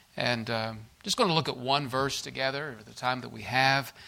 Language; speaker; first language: English; native; English